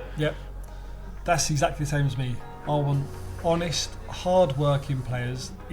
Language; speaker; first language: English; native; English